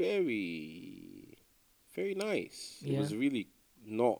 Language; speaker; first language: English; non-native, local second language; Igbo